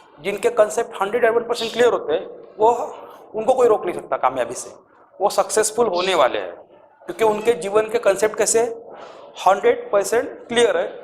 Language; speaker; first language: Hindi; non-native, local second language; Marathi